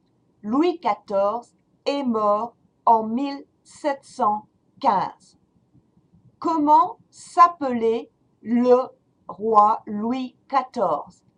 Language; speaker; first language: French; non-native, fluent; English